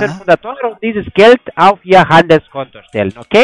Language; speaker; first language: German; non-native, fluent; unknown